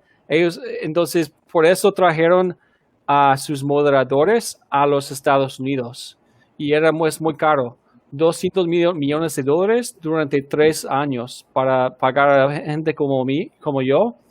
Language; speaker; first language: Spanish; non-native, fluent; English